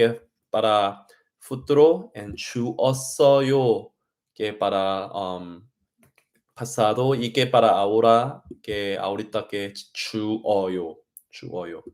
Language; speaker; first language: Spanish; non-native, learner; Korean